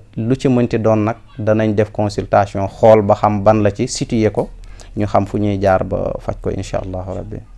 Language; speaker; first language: Wolof; non-native, local second language; Fula